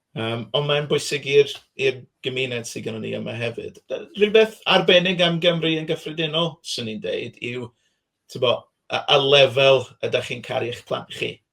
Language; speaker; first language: Welsh; non-native, fluent; English